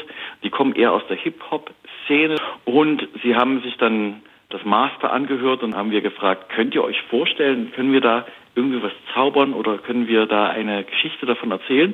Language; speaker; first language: German; native; German